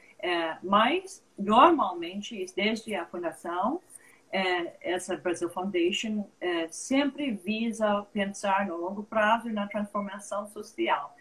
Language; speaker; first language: Portuguese; non-native, fluent; English